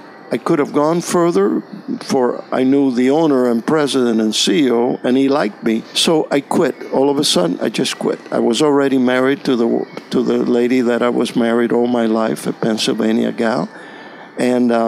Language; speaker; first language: English; non-native, fluent; Spanish